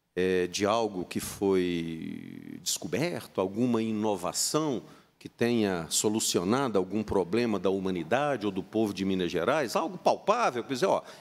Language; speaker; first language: Portuguese; native; Portuguese